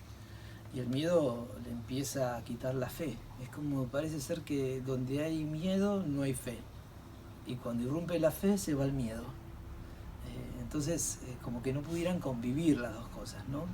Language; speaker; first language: Spanish; native; Spanish